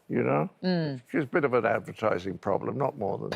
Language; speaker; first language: English; native; English